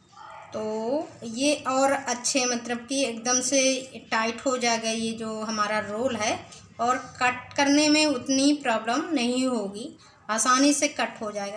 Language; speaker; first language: Hindi; native; Hindi